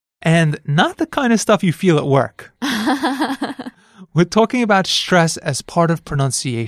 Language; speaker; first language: English; native; English